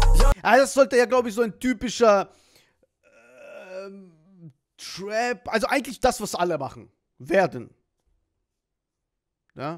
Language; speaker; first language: German; native; German